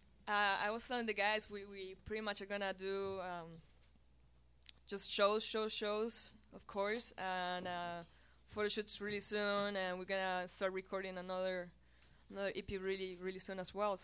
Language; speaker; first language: English; non-native, fluent; Spanish